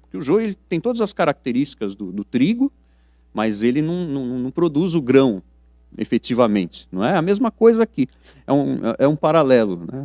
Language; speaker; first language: Portuguese; native; Portuguese